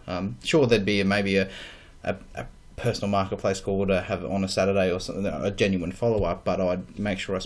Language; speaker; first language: English; native; English